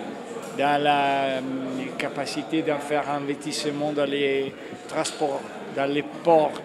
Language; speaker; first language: French; non-native, fluent; Italian